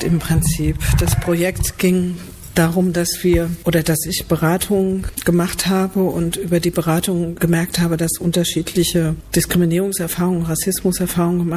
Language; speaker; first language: German; native; German